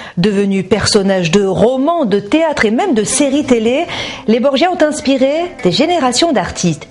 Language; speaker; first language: French; native; French